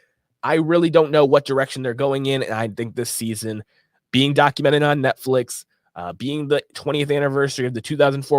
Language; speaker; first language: English; native; English